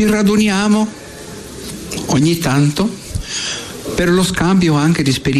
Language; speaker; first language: Italian; non-native, fluent; Portuguese